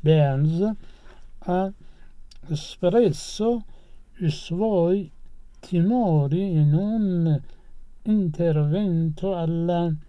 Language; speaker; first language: Italian; non-native, fluent; Persian